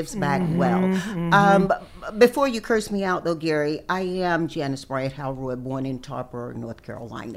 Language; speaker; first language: English; native; English